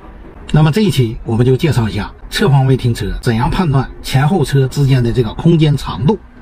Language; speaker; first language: Chinese; native; Chinese